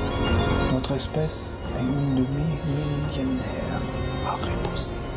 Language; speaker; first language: French; non-native, fluent; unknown